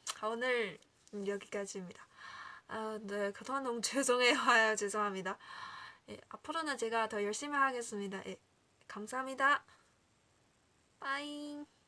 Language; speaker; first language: Korean; non-native, learner; Chinese